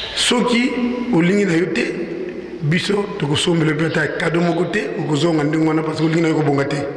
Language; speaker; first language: Lingala; native; Lingala